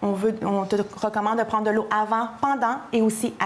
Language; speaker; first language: French; native; French